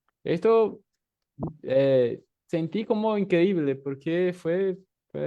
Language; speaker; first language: Spanish; non-native, fluent; Portuguese